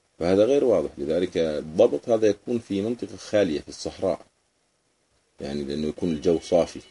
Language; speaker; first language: Arabic; native; Arabic